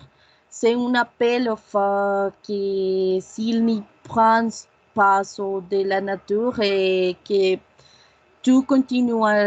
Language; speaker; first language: French; non-native, learner; Spanish